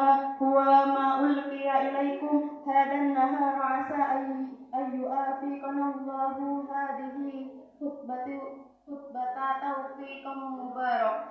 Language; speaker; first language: Arabic; non-native, learner; Indonesian